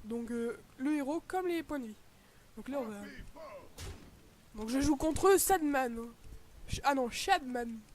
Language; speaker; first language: French; native; French